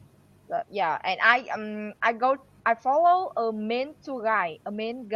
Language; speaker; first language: English; non-native, learner; Vietnamese